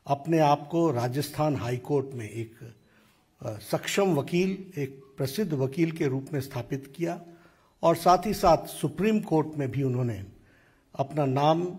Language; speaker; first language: Hindi; native; Hindi